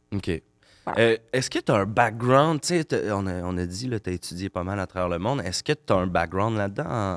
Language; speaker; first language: French; native; French